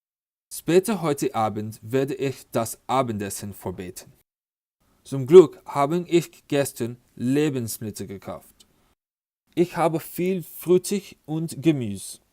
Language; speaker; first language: German; non-native, learner; English